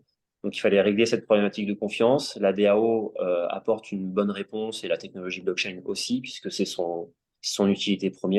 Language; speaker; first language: French; native; French